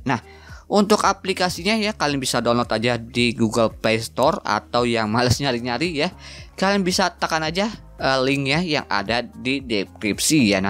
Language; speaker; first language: Indonesian; native; Indonesian